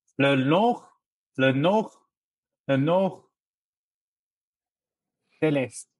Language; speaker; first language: French; non-native, learner; Chinese